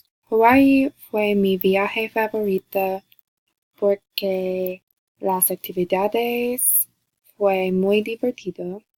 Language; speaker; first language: Spanish; non-native, learner; English